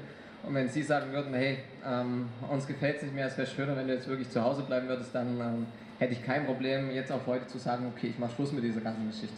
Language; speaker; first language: German; native; German